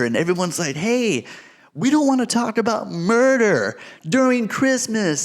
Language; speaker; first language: English; native; English